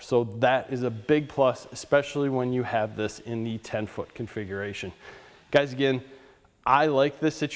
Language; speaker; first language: English; native; English